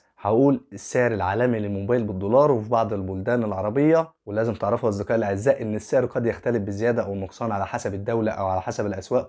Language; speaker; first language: Arabic; native; Arabic